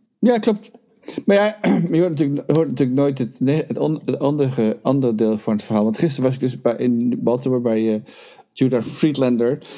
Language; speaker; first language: Dutch; native; Dutch